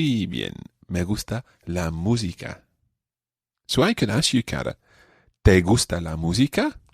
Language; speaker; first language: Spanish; non-native, fluent; English